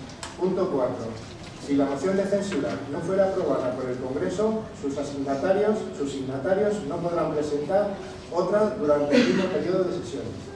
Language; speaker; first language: Spanish; native; Spanish